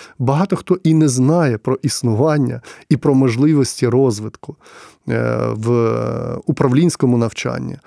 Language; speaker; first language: Ukrainian; non-native, local second language; Russian